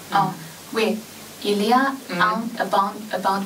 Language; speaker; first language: French; non-native, learner; Chinese